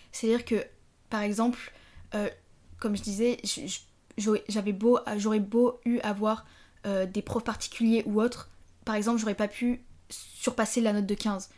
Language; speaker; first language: French; native; French